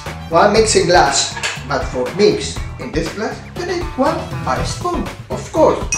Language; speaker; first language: English; non-native, learner; Spanish